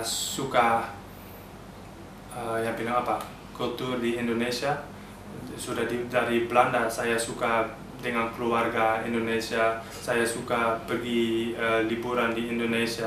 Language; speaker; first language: Indonesian; early bilingual, heritage; Dutch